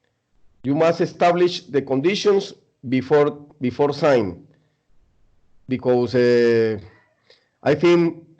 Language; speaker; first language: English; non-native, learner; Spanish